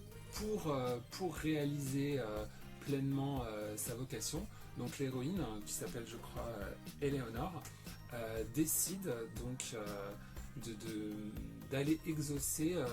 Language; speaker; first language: French; native; French